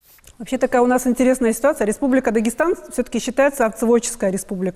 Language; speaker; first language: Russian; native; Russian